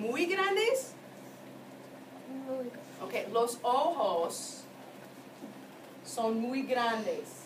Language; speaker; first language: Spanish; non-native, fluent; English